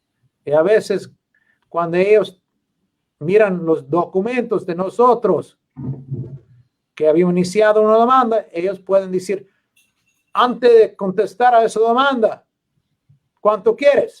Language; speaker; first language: Spanish; non-native, learner; English